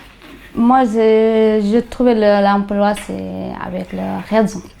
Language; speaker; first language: French; non-native, learner; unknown